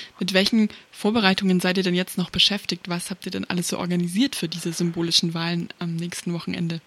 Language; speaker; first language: German; native; German